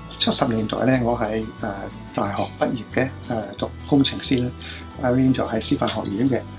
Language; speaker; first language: Cantonese; non-native, fluent; English